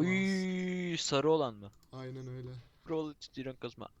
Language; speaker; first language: Turkish; native; Turkish